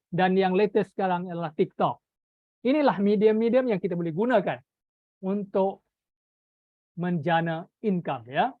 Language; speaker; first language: Malay; native; Malay